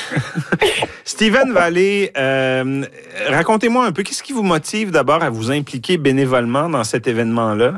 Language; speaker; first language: French; native; French